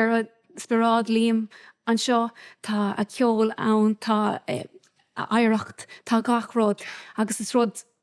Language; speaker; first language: Irish; non-native, local second language; English